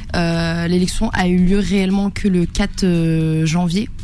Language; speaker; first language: French; native; French